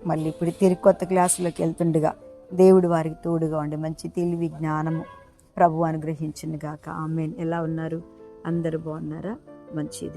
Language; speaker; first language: Telugu; native; Telugu